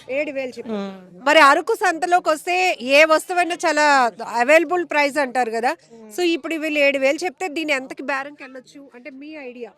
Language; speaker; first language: Telugu; native; Telugu